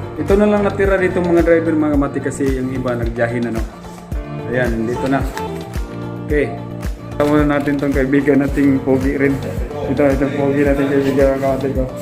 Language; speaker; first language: Filipino; non-native, local second language; Cebuano